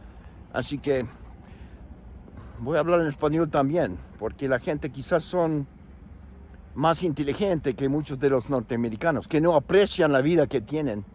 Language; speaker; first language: Spanish; non-native, fluent; English